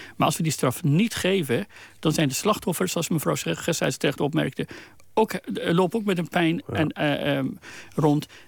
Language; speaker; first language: Dutch; non-native, fluent; Persian